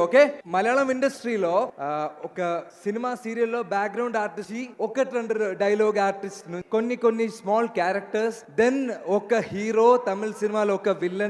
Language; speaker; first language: Telugu; non-native, learner; Malayalam